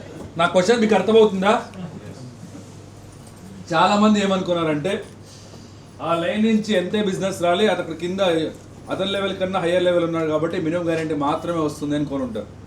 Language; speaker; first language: Telugu; native; Telugu